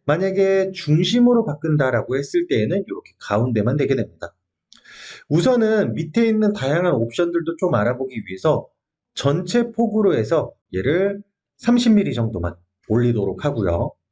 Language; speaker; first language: Korean; native; Korean